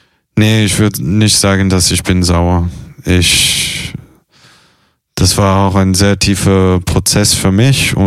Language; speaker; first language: German; non-native, fluent; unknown